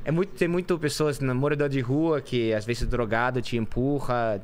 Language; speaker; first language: Portuguese; non-native, fluent; English